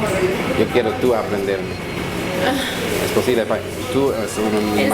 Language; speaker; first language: Spanish; non-native, learner; English